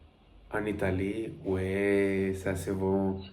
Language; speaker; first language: French; non-native, learner; Spanish